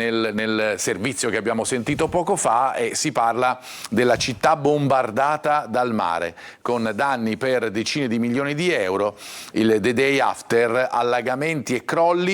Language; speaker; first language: Italian; native; Italian